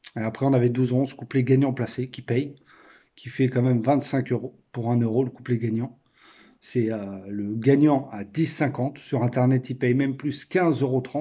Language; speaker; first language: French; native; French